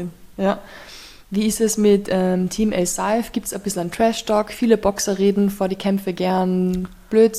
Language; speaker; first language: German; native; German